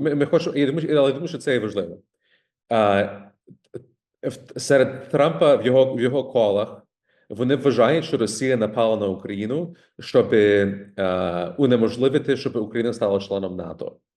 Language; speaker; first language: Ukrainian; early bilingual, heritage; Ukrainian